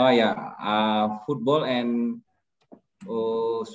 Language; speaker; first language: English; non-native, learner; Indonesian